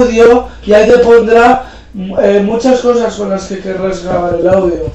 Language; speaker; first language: Spanish; native; Spanish